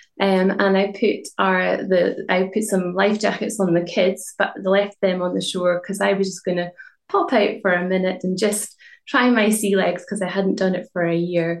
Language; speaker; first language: English; native; English